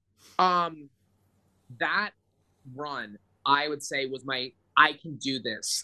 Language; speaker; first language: English; native; English